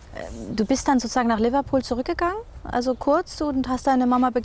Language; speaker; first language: German; native; German